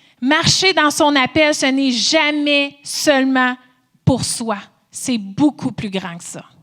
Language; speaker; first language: French; native; French